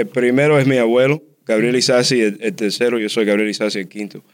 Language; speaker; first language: Spanish; early bilingual, heritage; Spanish